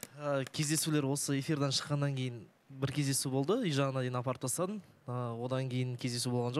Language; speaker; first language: Kazakh; native; Kazakh